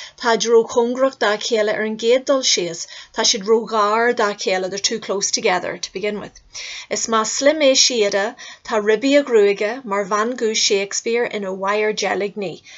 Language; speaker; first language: Irish; native; Irish